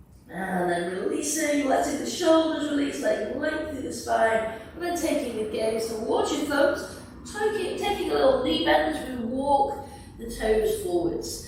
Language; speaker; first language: English; native; English